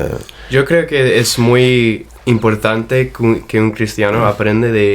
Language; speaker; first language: Spanish; non-native, fluent; English